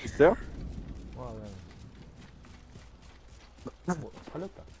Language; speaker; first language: Korean; native; Korean